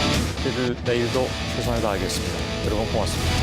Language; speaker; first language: Korean; native; Korean